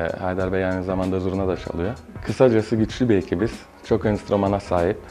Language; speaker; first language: Turkish; early bilingual, heritage; Turkish